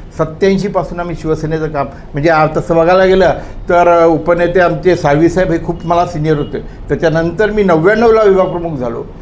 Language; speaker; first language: Marathi; native; Marathi